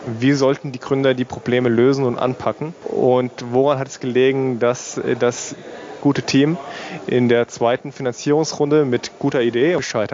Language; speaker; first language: German; native; German